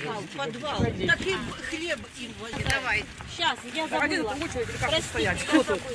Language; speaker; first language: Russian; native; Russian